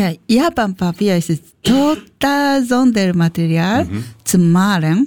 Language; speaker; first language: German; non-native, learner; Japanese